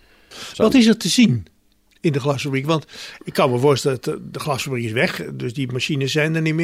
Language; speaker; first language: Dutch; native; Dutch